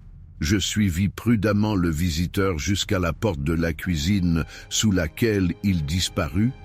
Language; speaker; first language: French; native; French